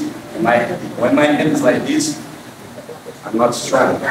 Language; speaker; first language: English; non-native, fluent; Portuguese